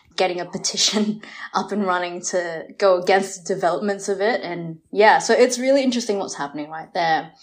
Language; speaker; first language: English; early bilingual, other home language; Vietnamese